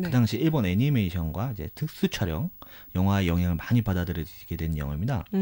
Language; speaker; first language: Korean; native; Korean